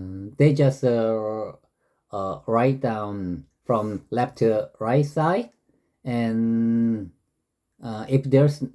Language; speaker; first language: English; non-native, learner; Korean